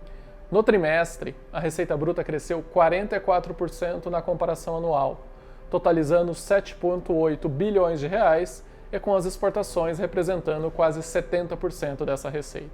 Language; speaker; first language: Portuguese; native; Portuguese